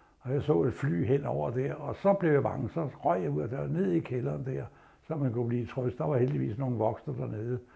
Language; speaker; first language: Danish; native; Danish